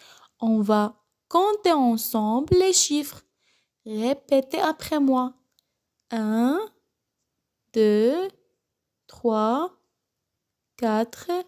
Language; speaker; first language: French; non-native, local second language; Arabic